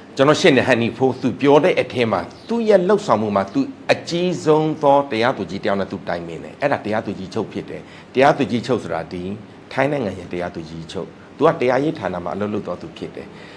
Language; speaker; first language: Burmese; non-native, local second language; S'gaw Karen